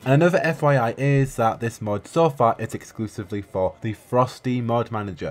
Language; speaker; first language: English; native; English